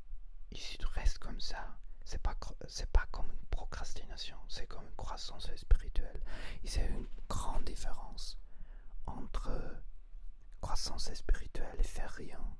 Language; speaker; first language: French; non-native, learner; Spanish